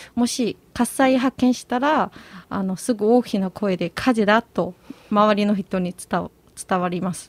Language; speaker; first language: Japanese; non-native, fluent; Chinese